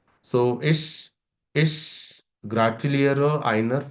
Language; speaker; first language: German; non-native, learner; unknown